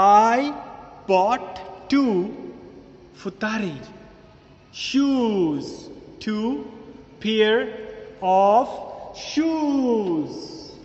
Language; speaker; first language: English; non-native, fluent; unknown